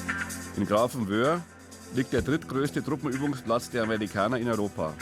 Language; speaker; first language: German; native; German